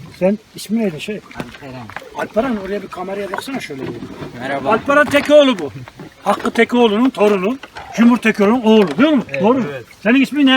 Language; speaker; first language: Turkish; native; Turkish